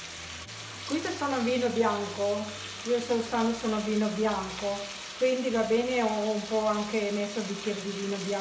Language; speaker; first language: Italian; non-native, learner; Tamil